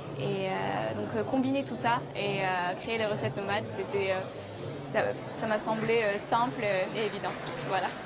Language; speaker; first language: French; non-native, local second language; Arabic